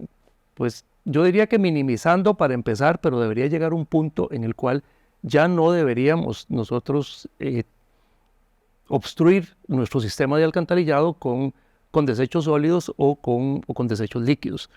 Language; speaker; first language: Spanish; native; Spanish